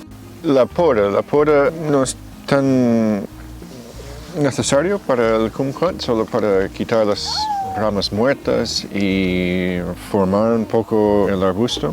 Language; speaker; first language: Spanish; non-native, fluent; English